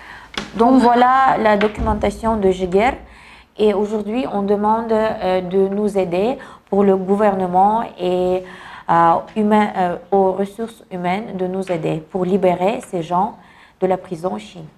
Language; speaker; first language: French; non-native, learner; Kazakh